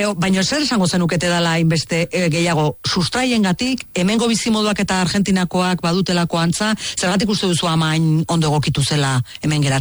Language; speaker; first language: Basque; native; Basque